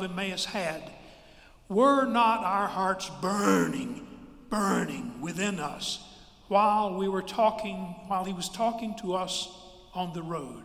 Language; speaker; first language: English; native; English